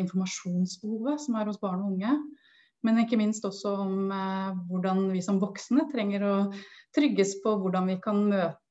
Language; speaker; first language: Norwegian; native; Norwegian